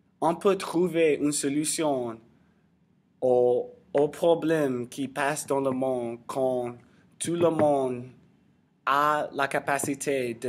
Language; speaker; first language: French; non-native, learner; English